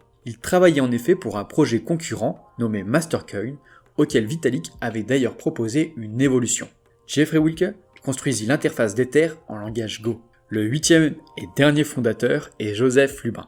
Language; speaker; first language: French; native; French